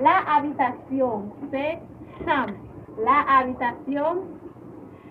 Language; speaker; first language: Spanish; non-native, fluent; Haitian Creole